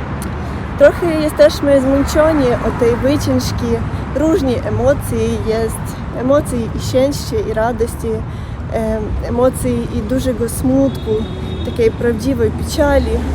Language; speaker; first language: Polish; non-native, learner; Russian